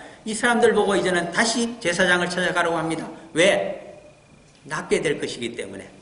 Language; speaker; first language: Korean; native; Korean